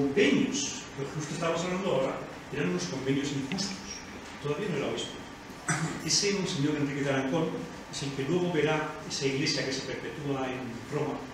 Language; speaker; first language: Spanish; native; Spanish